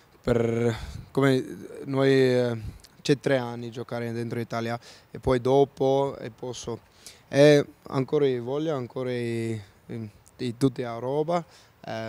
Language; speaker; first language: Italian; non-native, learner; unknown